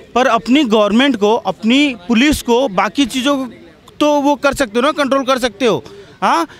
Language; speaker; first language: Hindi; native; Hindi